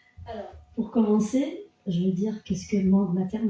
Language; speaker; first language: French; non-native, local second language; Arabic